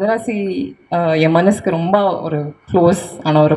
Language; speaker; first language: Tamil; non-native, learner; Kannada